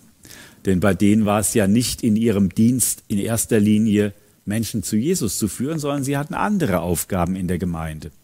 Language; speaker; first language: German; native; German